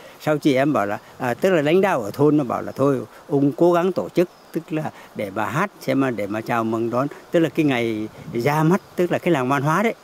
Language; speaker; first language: Vietnamese; non-native, local second language; Tày